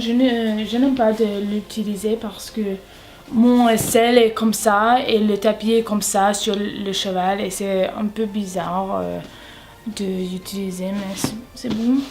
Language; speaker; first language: French; non-native, learner; English